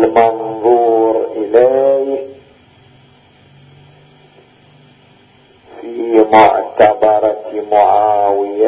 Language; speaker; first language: Arabic; native; Arabic